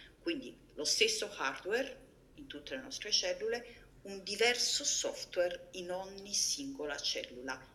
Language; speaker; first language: Italian; native; Italian